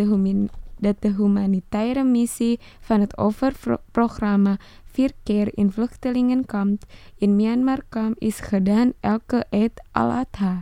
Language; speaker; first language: Dutch; non-native, fluent; Indonesian